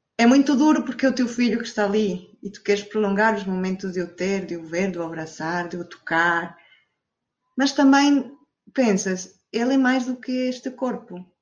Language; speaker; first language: Portuguese; non-native, fluent; Spanish